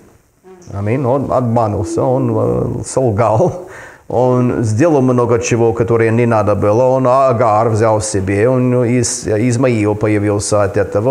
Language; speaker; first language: Russian; non-native, fluent; English